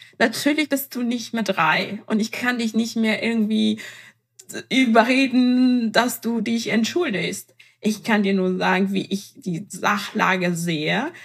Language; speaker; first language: German; non-native, fluent; Persian